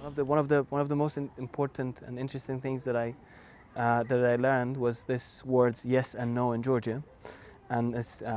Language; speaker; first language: English; non-native, fluent; Persian